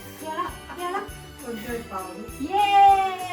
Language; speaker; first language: Finnish; non-native, learner; Thai